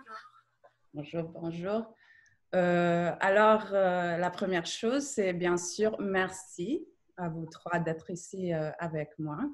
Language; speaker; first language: French; non-native, fluent; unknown